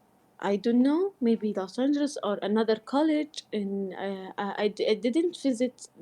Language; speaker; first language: English; non-native, learner; Arabic